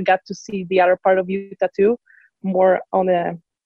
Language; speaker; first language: English; non-native, fluent; Polish